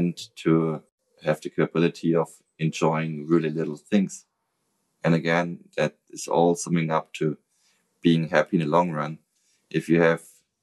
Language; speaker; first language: English; non-native, fluent; German